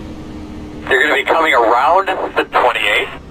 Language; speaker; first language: English; native; English